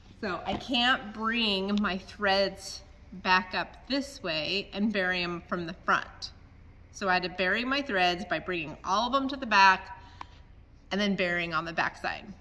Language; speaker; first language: English; native; English